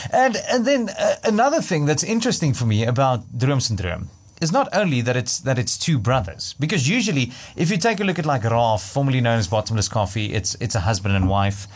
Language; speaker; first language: English; non-native, local second language; Afrikaans